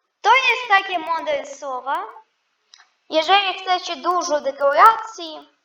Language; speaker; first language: Polish; non-native, learner; Ukrainian